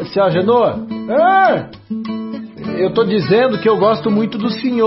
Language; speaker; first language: Portuguese; native; Portuguese